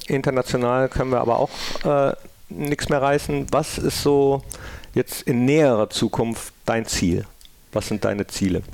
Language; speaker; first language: German; native; German